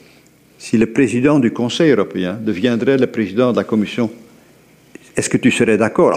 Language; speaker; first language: French; native; French